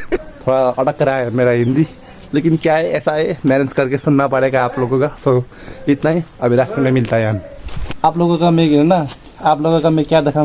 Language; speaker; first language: Hindi; non-native, learner; Nepali